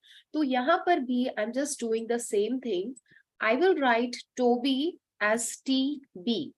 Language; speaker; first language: English; non-native, local second language; Hindi